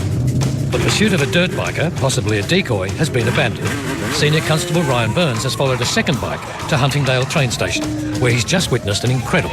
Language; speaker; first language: English; native; English